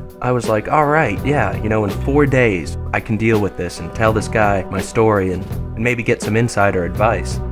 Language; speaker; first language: English; native; English